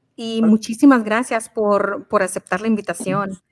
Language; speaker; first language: Spanish; native; Spanish